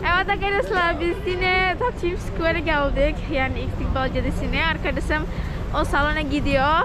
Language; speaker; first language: Turkish; non-native, learner; Indonesian